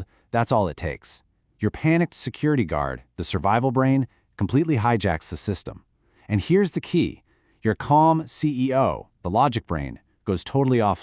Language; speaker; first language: English; native; English